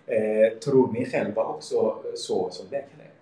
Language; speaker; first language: Swedish; early bilingual, other home language; Somali